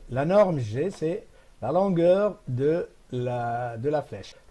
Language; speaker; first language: French; non-native, local second language; Arabic